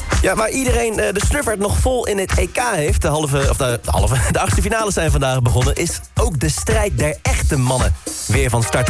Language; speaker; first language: Dutch; native; Dutch